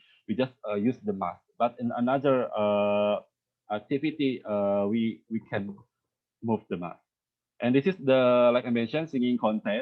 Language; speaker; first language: English; non-native, learner; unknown